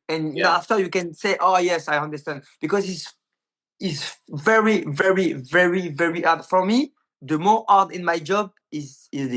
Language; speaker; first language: English; non-native, learner; French